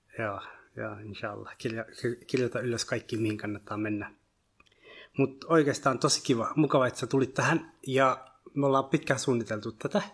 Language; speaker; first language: Finnish; early bilingual, other home language; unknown